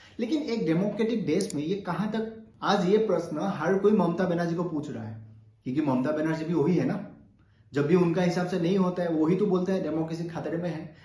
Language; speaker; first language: Hindi; non-native, local second language; Assamese